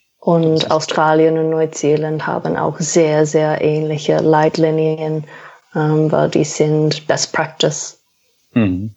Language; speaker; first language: German; non-native, fluent; English